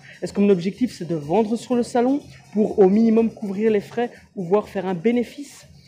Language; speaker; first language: French; native; French